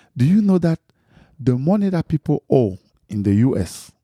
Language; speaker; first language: English; non-native, local second language; French